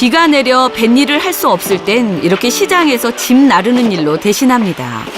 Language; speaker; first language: Korean; native; Korean